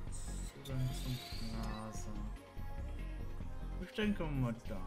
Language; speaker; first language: German; native; German